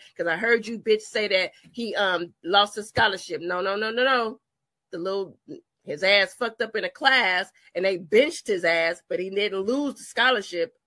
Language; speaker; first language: English; native; English